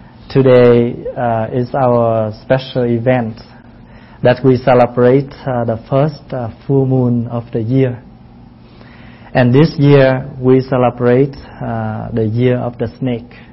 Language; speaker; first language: English; non-native, fluent; Vietnamese